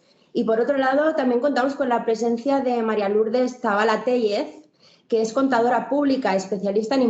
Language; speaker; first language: Spanish; native; Spanish